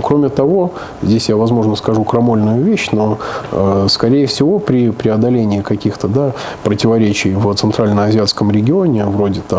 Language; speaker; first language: Russian; native; Russian